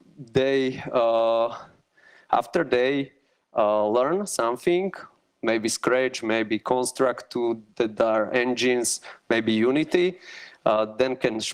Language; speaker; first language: English; non-native, learner; Slovak